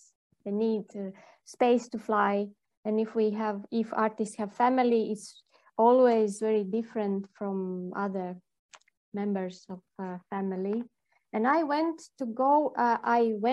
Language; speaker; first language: English; non-native, learner; Latvian